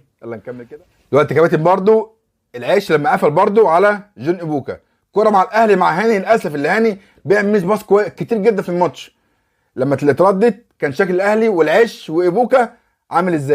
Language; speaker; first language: Arabic; native; Arabic